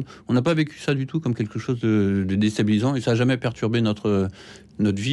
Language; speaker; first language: French; native; French